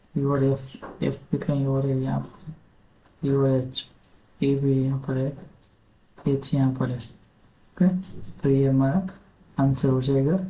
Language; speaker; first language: Hindi; non-native, local second language; Gujarati